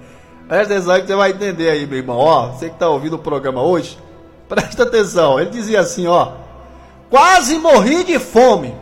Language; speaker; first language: Portuguese; native; Portuguese